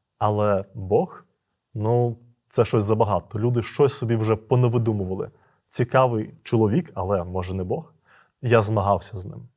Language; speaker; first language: Ukrainian; native; Ukrainian